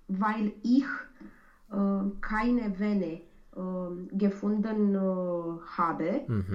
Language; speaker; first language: German; non-native, learner; Romanian